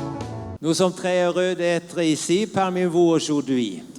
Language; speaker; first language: French; non-native, learner; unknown